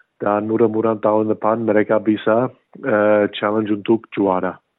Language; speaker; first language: Indonesian; early bilingual, heritage; English